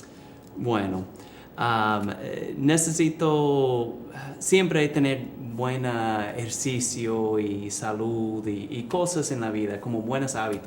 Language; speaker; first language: Spanish; early bilingual, heritage; English